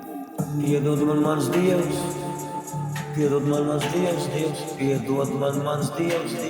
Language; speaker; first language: Latvian; non-native, local second language; Russian